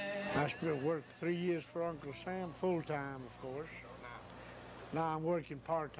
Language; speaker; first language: English; non-native, fluent; Greek